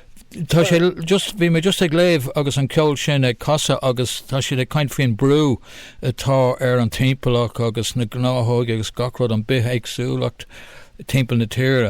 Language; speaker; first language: Irish; non-native, local second language; English